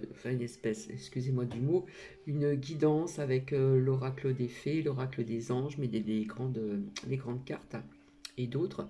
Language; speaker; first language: French; native; French